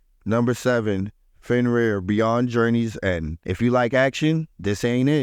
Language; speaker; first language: English; native; English